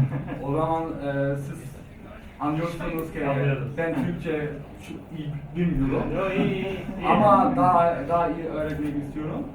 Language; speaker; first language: Turkish; non-native, learner; German